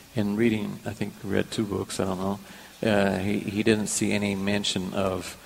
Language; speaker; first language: English; non-native, fluent; Portuguese